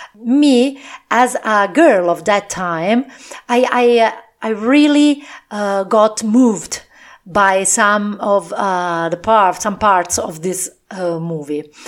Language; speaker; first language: English; non-native, fluent; Italian